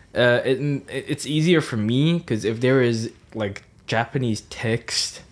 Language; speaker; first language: English; non-native, local second language; Cantonese